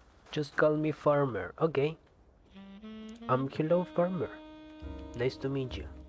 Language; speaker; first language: English; non-native, fluent; Spanish